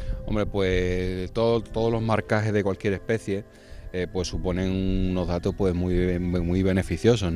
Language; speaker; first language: Spanish; native; Spanish